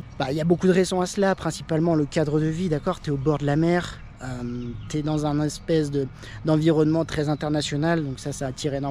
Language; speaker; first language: French; native; French